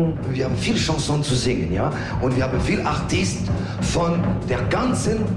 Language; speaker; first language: German; non-native, learner; French